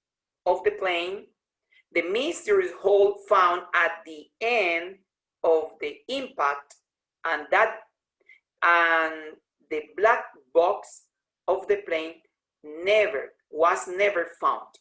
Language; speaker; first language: English; non-native, learner; Spanish